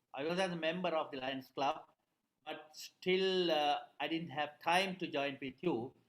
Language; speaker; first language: English; non-native, local second language; Sinhala